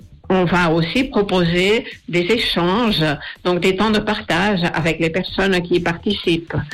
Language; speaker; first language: French; non-native, fluent; Spanish